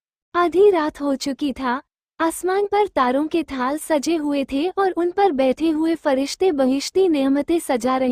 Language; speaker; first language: Hindi; native; Hindi